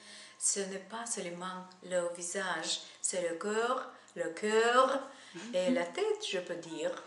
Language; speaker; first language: French; non-native, learner; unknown